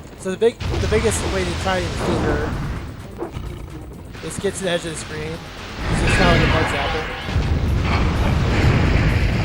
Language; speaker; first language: English; native; English